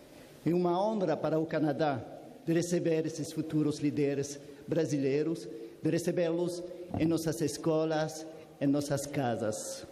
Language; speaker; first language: Portuguese; non-native, fluent; French